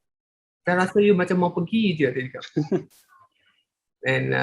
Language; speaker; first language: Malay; non-native, local second language; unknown